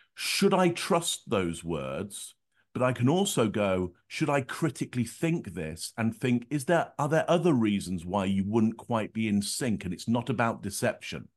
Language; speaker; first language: English; native; English